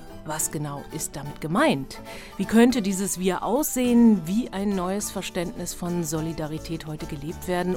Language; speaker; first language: German; native; German